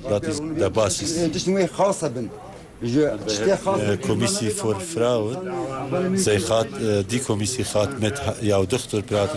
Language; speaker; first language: Dutch; non-native, learner; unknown